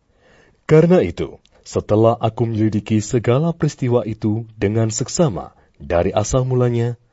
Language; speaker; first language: Indonesian; native; Indonesian